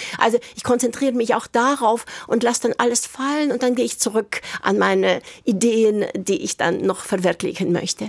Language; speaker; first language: German; early bilingual, heritage; German